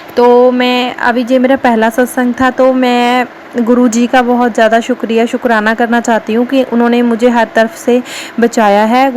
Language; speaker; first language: Hindi; non-native, local second language; Punjabi